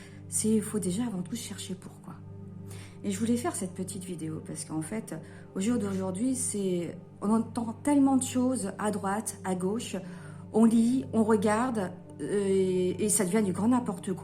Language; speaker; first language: French; native; French